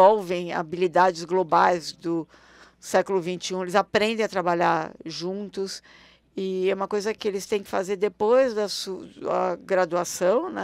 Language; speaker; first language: Portuguese; non-native, fluent; German